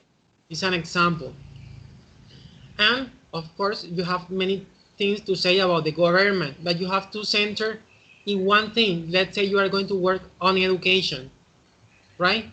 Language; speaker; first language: English; non-native, fluent; Spanish